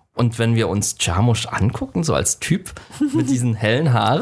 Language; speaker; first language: German; native; German